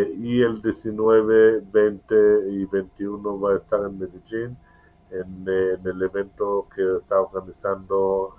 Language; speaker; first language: Spanish; non-native, learner; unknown